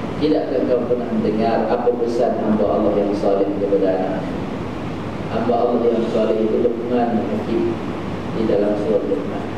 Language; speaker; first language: Malay; native; Malay